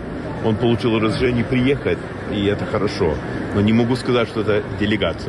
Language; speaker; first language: Russian; non-native, learner; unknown